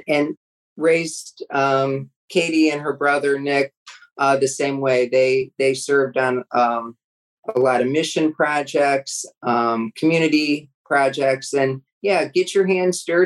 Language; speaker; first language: English; native; English